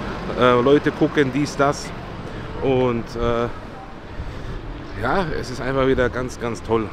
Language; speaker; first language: German; native; German